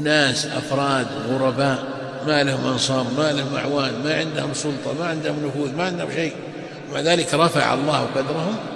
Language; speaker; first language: Arabic; native; Arabic